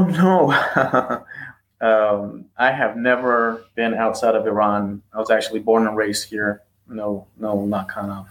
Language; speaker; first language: English; non-native, fluent; Persian